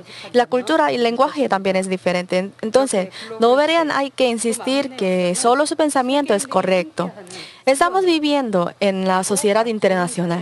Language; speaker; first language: Spanish; non-native, learner; Korean